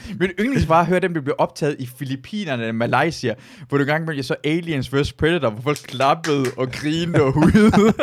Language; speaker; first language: Danish; early bilingual, other home language; Persian